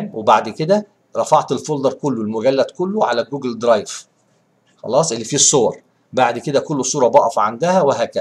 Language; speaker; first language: Arabic; native; Arabic